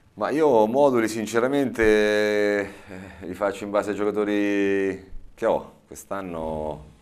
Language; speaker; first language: Italian; native; Italian